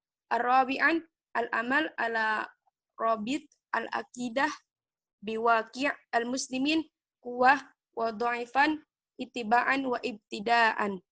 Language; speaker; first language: Arabic; non-native, learner; Indonesian